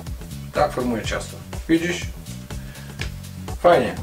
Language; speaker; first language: Polish; non-native, learner; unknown